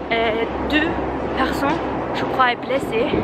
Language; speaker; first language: French; non-native, learner; Norwegian